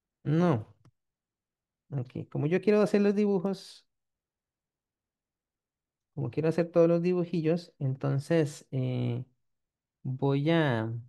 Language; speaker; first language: Spanish; native; Spanish